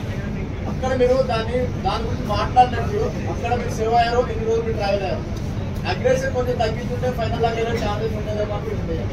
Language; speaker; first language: Telugu; native; Telugu